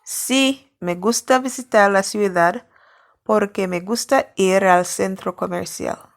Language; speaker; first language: Spanish; non-native, fluent; English